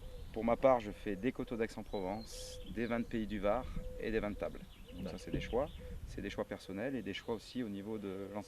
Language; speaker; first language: French; native; French